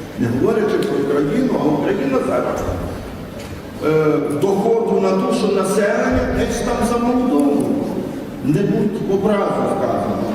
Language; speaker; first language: Ukrainian; native; Ukrainian